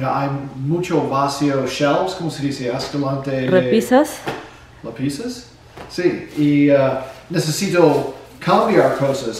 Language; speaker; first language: Spanish; non-native, learner; English